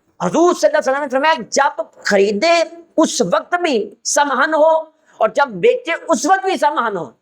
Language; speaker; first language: Urdu; non-native, local second language; Punjabi